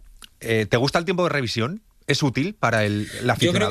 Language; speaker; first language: Spanish; native; Spanish